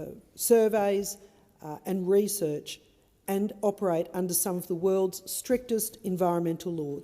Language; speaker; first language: English; native; English